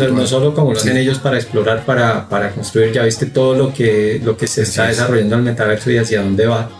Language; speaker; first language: Spanish; native; Spanish